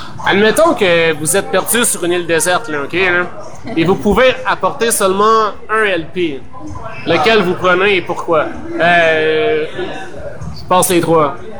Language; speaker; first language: French; native; French